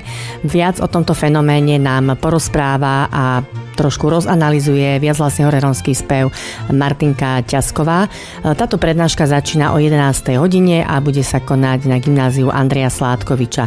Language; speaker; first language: Slovak; native; Slovak